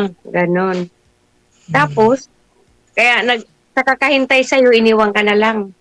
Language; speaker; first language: Filipino; non-native, local second language; Cebuano